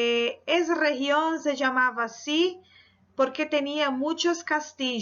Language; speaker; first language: Spanish; non-native, fluent; Portuguese